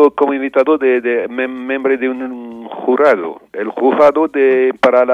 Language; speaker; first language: Spanish; non-native, learner; French